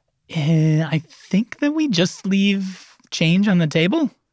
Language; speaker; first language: English; native; English